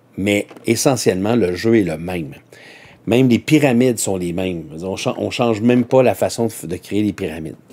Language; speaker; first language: French; native; French